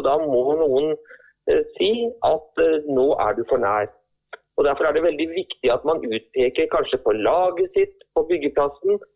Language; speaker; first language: Norwegian; native; Norwegian